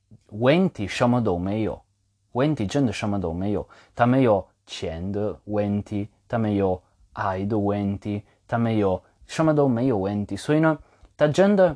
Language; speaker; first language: Chinese; non-native, fluent; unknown